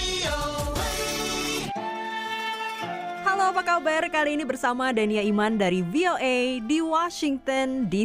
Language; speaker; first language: Indonesian; native; Indonesian